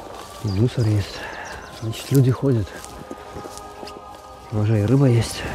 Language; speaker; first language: Russian; native; Russian